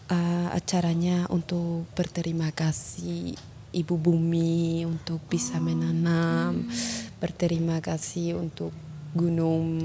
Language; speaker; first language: Indonesian; non-native, learner; Spanish